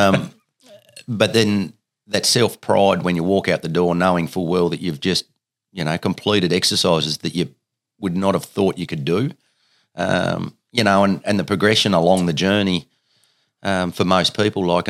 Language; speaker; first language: English; native; English